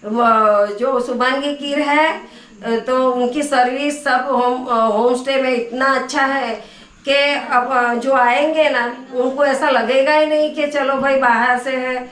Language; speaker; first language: Hindi; non-native, local second language; Gujarati